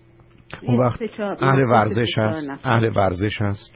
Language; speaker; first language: Persian; native; Persian